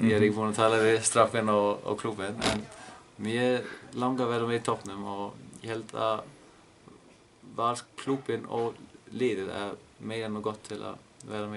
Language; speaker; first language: Icelandic; non-native, learner; Danish